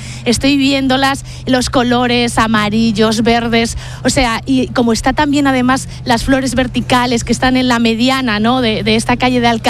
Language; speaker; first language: Spanish; native; Spanish